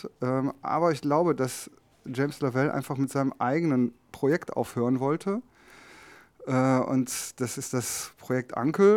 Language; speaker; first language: German; native; German